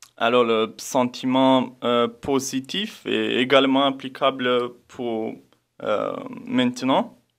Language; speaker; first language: French; non-native, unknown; Romanian